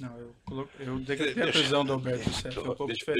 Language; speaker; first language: Portuguese; native; Portuguese